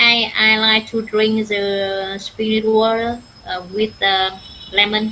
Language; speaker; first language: English; non-native, learner; Vietnamese